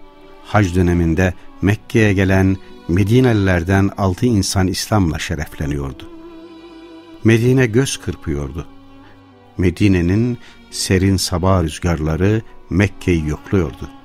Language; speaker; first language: Turkish; native; Turkish